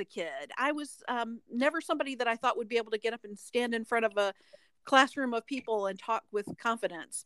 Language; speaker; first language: English; native; English